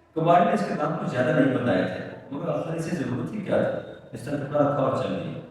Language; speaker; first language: Urdu; non-native, local second language; Punjabi